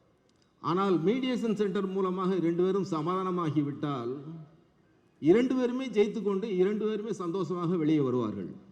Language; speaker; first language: Tamil; native; Tamil